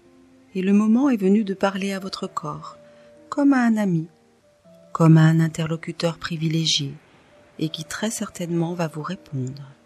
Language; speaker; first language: French; native; French